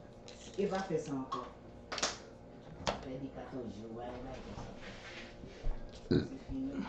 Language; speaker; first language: French; non-native, learner; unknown